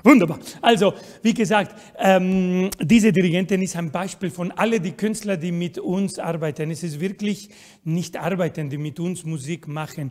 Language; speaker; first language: German; non-native, fluent; Spanish